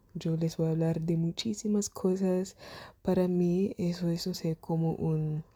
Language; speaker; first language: Spanish; non-native, fluent; German